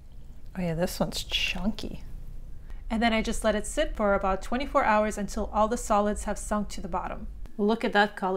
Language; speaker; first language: English; native; English